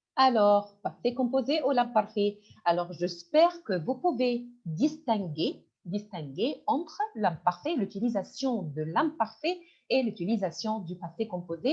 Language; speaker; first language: French; non-native, fluent; Arabic